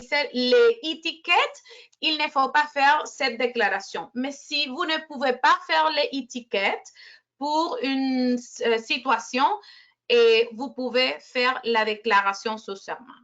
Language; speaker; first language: French; non-native, fluent; Spanish